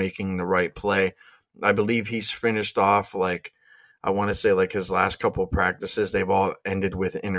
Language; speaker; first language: English; native; English